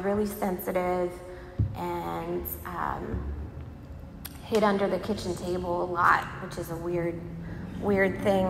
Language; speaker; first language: English; native; English